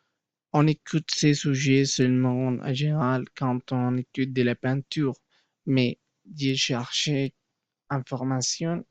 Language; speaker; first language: French; non-native, learner; Spanish